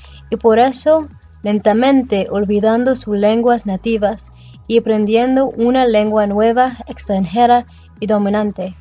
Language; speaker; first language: Spanish; non-native, learner; English